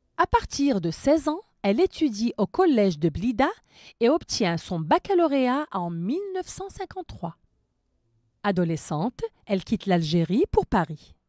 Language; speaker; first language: French; non-native, local second language; Arabic